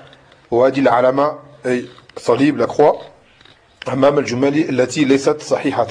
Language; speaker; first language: Arabic; non-native, fluent; French